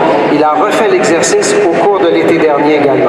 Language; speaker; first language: French; native; French